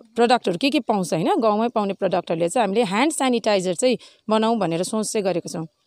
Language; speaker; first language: Nepali; native; Nepali